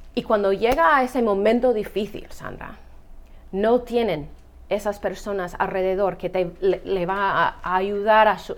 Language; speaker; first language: Spanish; non-native, fluent; English